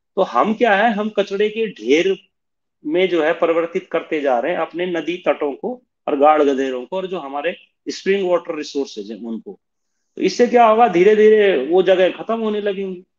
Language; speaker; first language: Hindi; native; Hindi